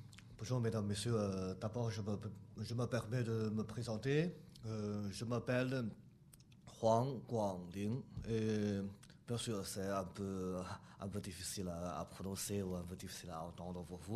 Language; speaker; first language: French; non-native, fluent; Chinese